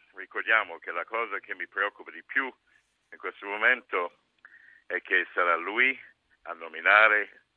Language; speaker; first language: Italian; non-native, fluent; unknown